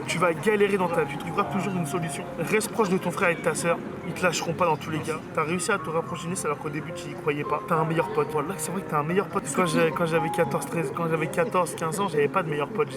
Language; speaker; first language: French; native; French